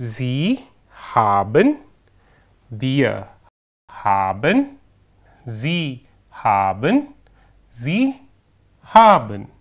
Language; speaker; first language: German; non-native, fluent; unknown